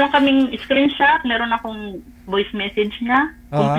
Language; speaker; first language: Filipino; native; Filipino